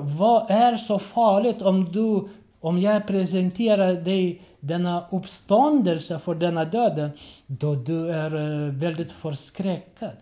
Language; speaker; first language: Swedish; non-native, learner; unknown